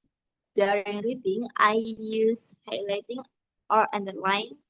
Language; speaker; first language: English; non-native, learner; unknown